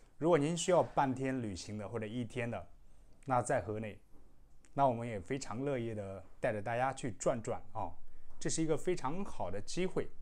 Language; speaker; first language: Chinese; native; Chinese